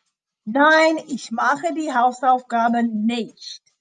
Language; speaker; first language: German; non-native, fluent; English